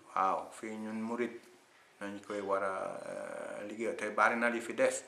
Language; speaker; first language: Wolof; non-native, fluent; Italian